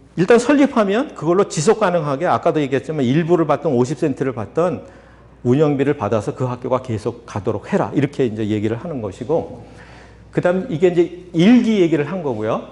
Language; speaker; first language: Korean; native; Korean